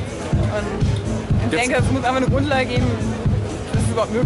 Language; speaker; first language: German; native; German